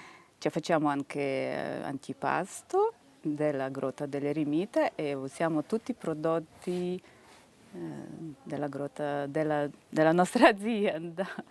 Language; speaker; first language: Italian; non-native, fluent; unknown